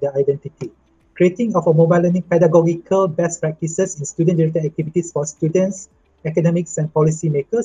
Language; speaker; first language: English; non-native, local second language; Malay